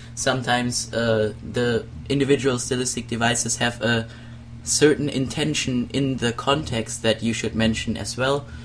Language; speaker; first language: English; non-native, fluent; German